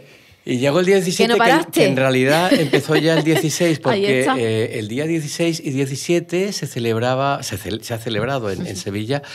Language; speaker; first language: Spanish; native; Spanish